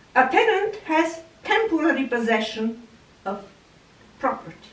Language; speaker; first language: English; non-native, fluent; Bulgarian